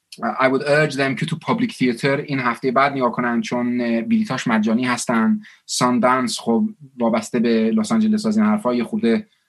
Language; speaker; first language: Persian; early bilingual, heritage; Persian